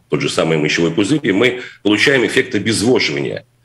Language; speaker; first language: Russian; native; Russian